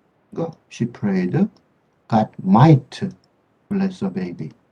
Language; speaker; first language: English; non-native, fluent; Korean